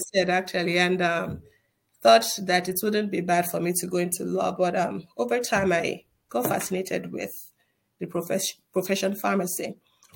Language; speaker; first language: English; non-native, local second language; Yoruba